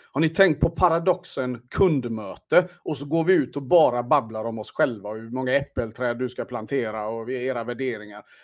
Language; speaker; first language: Swedish; native; Swedish